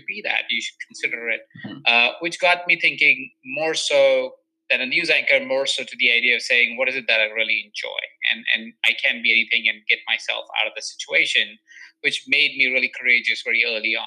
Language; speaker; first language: English; non-native, local second language; Hindi